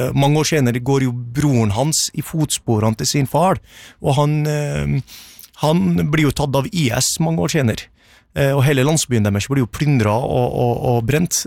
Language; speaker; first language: Norwegian; early bilingual, other home language; Arabic